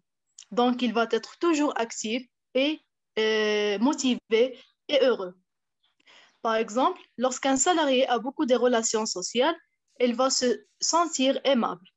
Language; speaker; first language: French; non-native, fluent; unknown